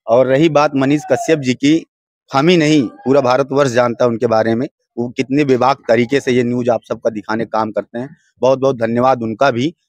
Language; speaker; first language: Hindi; native; Hindi